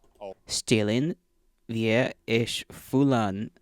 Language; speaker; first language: German; non-native, learner; English